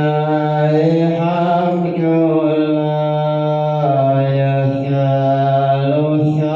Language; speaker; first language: Arabic; non-native, fluent; Javanese